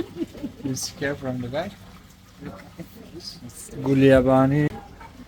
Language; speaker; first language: English; non-native, learner; Turkish